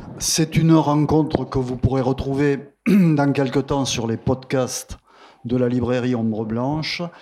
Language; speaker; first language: French; native; French